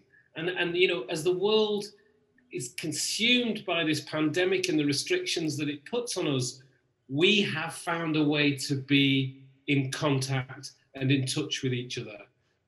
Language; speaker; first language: English; native; English